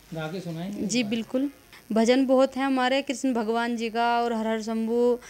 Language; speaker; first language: Hindi; native; Hindi